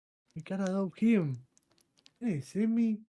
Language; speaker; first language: English; non-native, learner; Portuguese